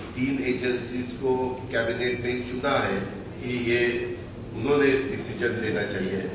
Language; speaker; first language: Hindi; non-native, local second language; Marathi